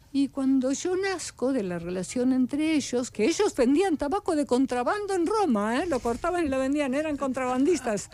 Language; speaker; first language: Spanish; early bilingual, other home language; Ukrainian